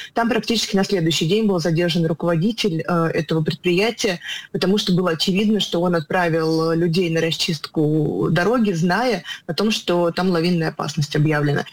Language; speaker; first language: Russian; native; Russian